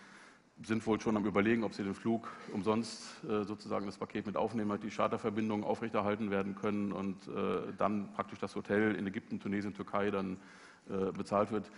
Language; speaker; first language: German; native; German